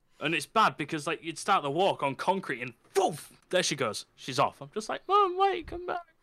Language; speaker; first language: English; native; English